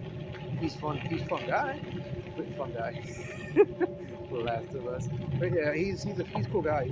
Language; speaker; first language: English; native; English